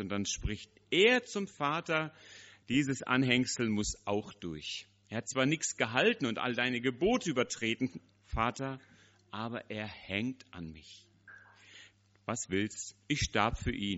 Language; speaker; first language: German; native; German